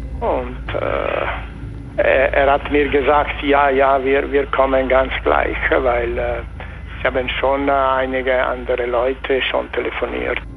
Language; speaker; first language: German; non-native, learner; Italian